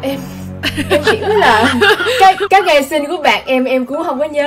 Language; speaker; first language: Vietnamese; early bilingual, heritage; Vietnamese